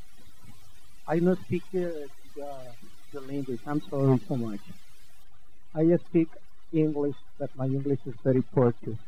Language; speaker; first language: English; non-native, learner; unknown